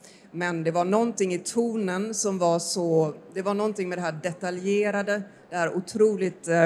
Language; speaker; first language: Swedish; native; Swedish